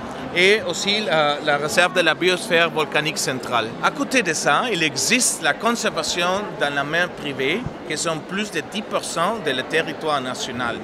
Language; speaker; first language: French; non-native, fluent; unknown